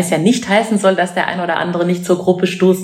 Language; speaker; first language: German; native; German